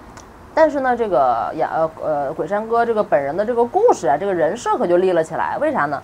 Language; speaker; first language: Chinese; native; Chinese